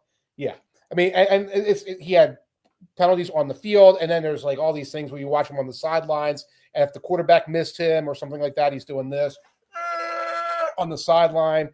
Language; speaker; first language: English; native; English